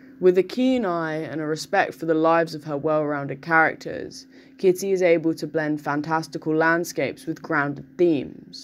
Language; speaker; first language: English; native; English